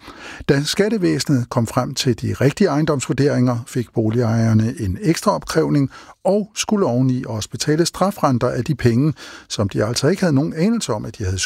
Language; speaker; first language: Danish; native; Danish